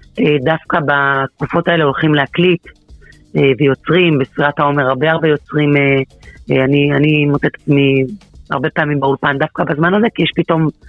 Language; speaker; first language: Hebrew; early bilingual, other home language; Russian